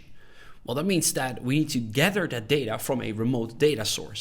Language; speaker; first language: English; non-native, fluent; Dutch